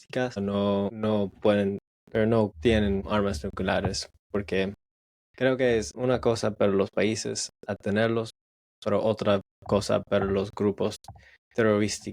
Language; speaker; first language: Spanish; non-native, learner; English